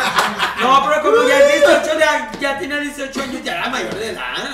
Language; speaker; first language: Spanish; native; Spanish